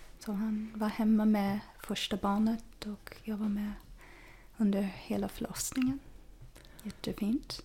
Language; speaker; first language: Swedish; non-native, fluent; English